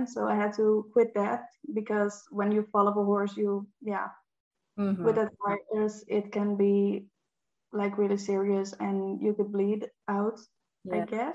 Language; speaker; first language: English; non-native, fluent; Dutch